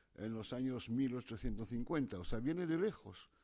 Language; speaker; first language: Spanish; non-native, fluent; French